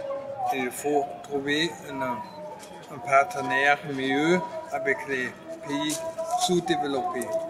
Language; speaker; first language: French; non-native, fluent; German